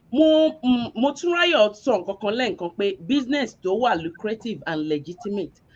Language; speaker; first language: English; non-native, local second language; Yoruba